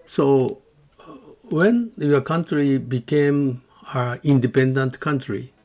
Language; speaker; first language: English; non-native, learner; Japanese